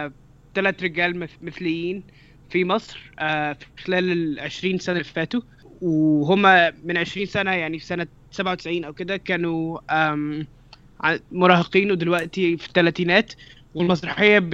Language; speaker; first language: Arabic; native; Arabic